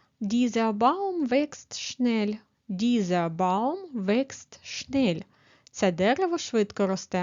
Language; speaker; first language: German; non-native, fluent; Ukrainian